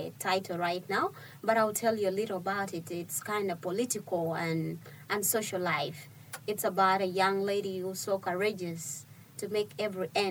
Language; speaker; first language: English; non-native, fluent; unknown